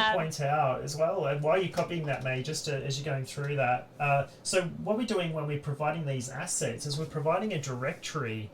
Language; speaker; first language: English; native; English